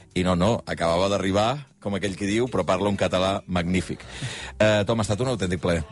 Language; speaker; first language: Catalan; native; Catalan